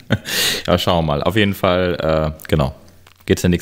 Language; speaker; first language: German; native; German